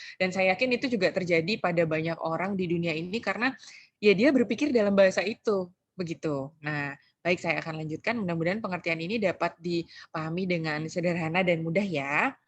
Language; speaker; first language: Indonesian; native; Indonesian